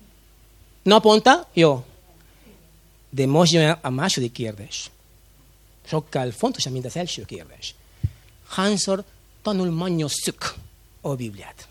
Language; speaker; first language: Hungarian; non-native, fluent; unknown